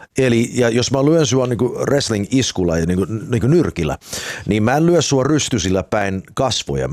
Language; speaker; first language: Finnish; early bilingual, heritage; Finnish